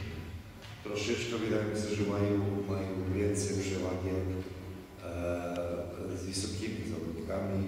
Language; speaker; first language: Polish; non-native, fluent; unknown